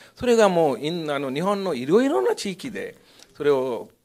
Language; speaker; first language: Japanese; non-native, fluent; Hindi